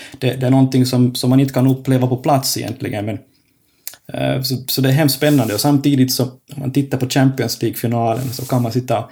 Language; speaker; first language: Swedish; native; Swedish